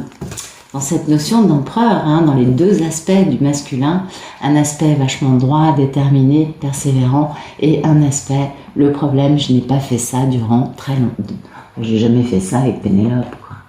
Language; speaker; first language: French; native; French